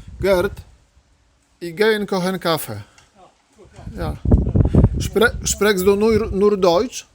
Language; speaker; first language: German; non-native, learner; Polish